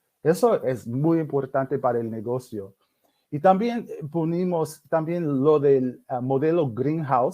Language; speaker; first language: Spanish; non-native, fluent; English